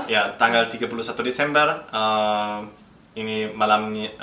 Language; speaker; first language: Indonesian; non-native, learner; German